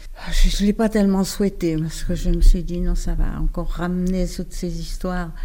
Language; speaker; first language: French; native; French